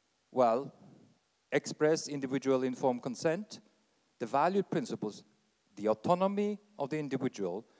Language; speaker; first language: English; non-native, fluent; Norwegian